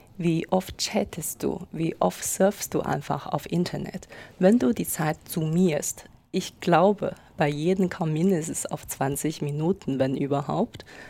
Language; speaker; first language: German; non-native, fluent; Chinese